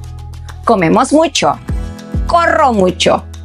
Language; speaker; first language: Spanish; non-native, fluent; Indonesian